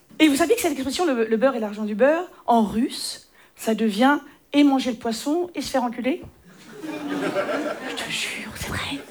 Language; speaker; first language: French; native; French